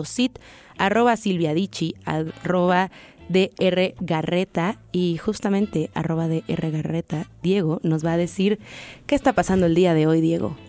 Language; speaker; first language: Spanish; native; Spanish